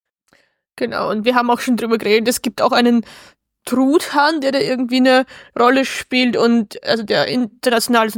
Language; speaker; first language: German; native; German